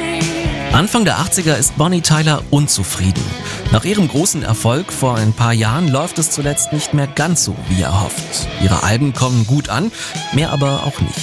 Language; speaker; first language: German; native; German